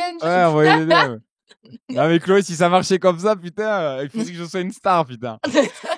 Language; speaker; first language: French; native; French